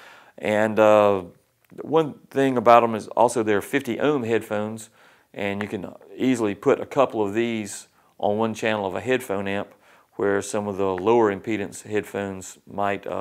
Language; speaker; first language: English; native; English